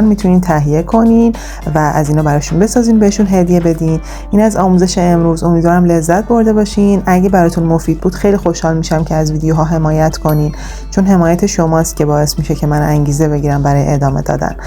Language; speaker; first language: Persian; native; Persian